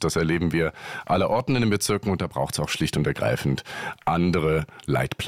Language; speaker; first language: German; native; German